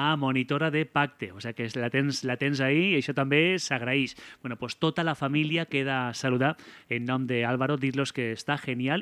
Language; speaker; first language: Catalan; native; Catalan